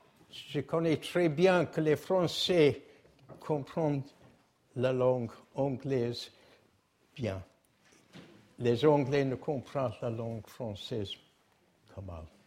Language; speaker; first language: French; non-native, learner; English